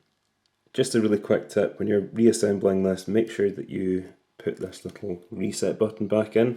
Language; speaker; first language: English; native; English